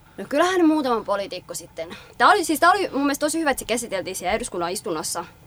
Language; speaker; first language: Finnish; early bilingual, other home language; Somali